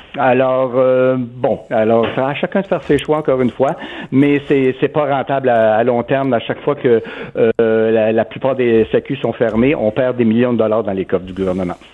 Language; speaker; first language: French; native; French